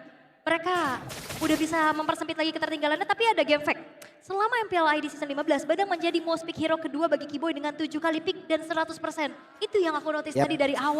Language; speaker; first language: Indonesian; native; Indonesian